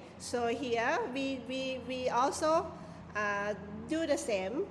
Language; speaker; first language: English; non-native, learner; Thai